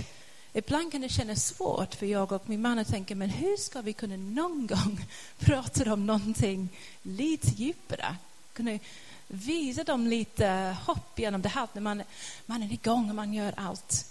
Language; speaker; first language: Swedish; non-native, fluent; English